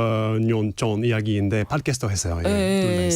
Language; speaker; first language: Korean; non-native, fluent; English